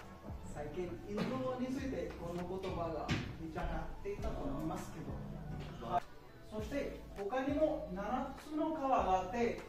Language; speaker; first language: Japanese; non-native, learner; Punjabi